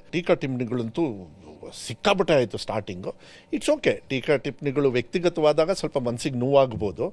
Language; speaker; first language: Kannada; native; Kannada